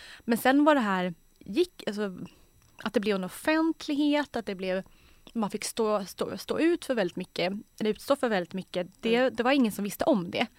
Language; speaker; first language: Swedish; native; Swedish